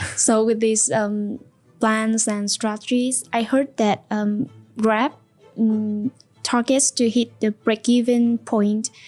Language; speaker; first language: English; non-native, fluent; Vietnamese